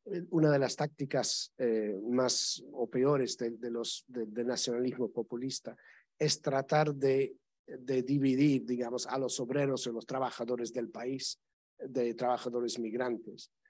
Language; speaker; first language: Spanish; non-native, fluent; English